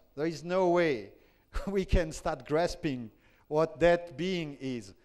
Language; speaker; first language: English; non-native, fluent; French